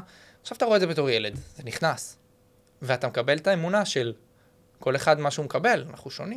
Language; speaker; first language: Hebrew; native; Hebrew